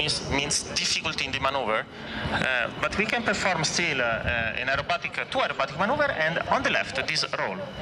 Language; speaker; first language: English; non-native, fluent; Italian